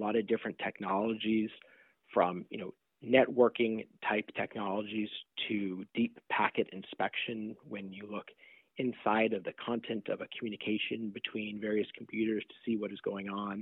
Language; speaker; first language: English; native; English